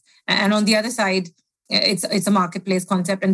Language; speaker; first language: English; non-native, local second language; Hindi